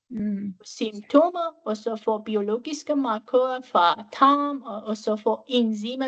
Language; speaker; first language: Danish; non-native, fluent; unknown